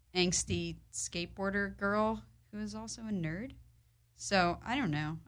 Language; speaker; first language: English; early bilingual, other home language; Polish